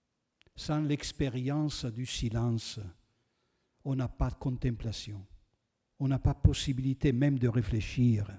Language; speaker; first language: French; non-native, fluent; Italian